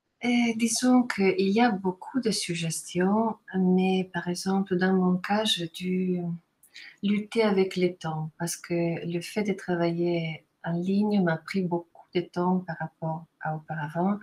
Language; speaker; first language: French; non-native, fluent; Italian